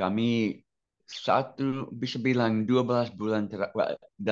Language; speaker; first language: Indonesian; non-native, fluent; English